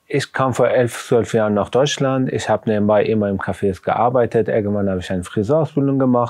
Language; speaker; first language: German; non-native, fluent; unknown